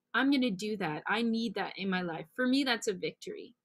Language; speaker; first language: English; native; English